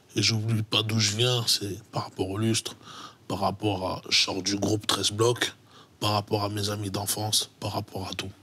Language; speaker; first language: French; native; French